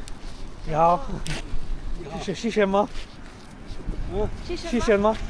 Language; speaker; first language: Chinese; non-native, learner; English